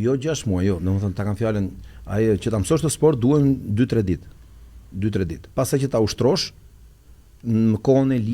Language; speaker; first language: Albanian; native; Albanian